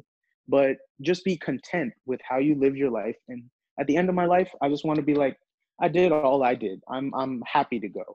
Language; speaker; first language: English; early bilingual, other home language; Hindi